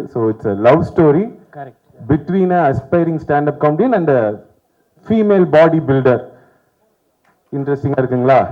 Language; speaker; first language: Tamil; native; Tamil